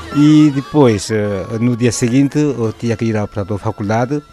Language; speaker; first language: Portuguese; non-native, fluent; Korean